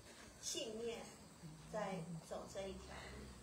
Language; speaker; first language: Chinese; native; Chinese